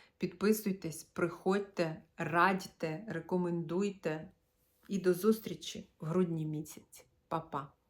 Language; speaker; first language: Ukrainian; non-native, local second language; Russian